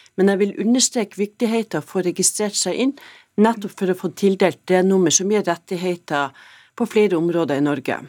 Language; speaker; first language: Norwegian; native; Norwegian